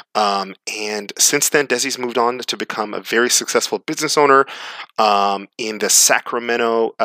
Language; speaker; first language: English; native; English